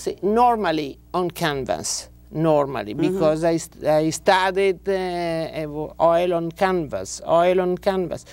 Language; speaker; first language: English; non-native, learner; Italian